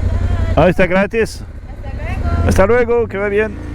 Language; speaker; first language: Spanish; non-native, learner; French